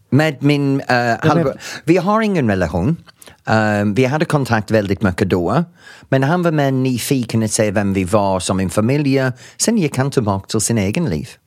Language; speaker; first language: Swedish; non-native, fluent; English